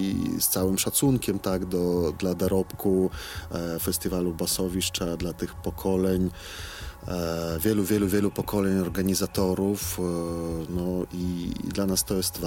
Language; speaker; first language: Polish; non-native, fluent; Belarusian